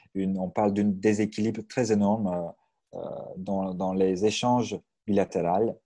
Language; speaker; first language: French; non-native, fluent; Turkish